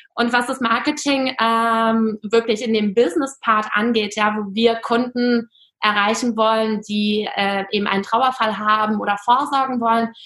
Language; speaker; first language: German; non-native, fluent; Russian